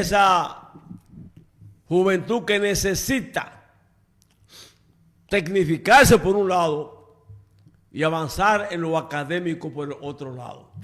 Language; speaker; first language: Spanish; native; Spanish